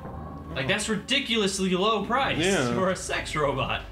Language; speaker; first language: English; native; English